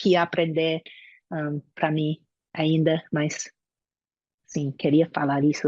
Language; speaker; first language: Portuguese; non-native, learner; English